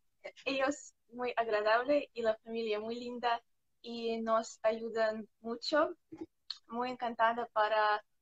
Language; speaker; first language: Spanish; non-native, learner; Ukrainian